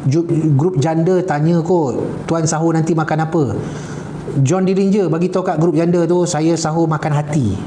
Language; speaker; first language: Malay; native; Malay